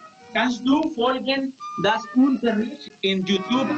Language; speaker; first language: German; non-native, learner; Spanish